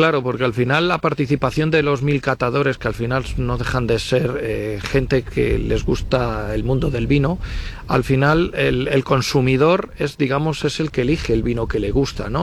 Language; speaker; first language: Spanish; native; Spanish